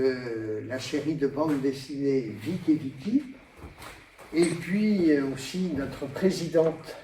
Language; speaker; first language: French; native; French